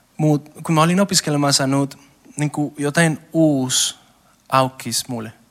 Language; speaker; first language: Finnish; non-native, learner; Spanish